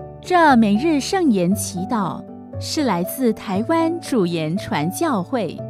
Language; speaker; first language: Chinese; native; Chinese